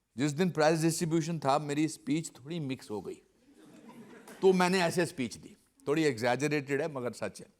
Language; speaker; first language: Hindi; native; Hindi